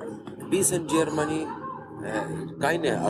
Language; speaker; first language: German; non-native, learner; Arabic